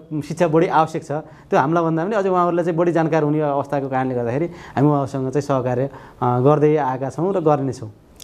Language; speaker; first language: Nepali; native; Nepali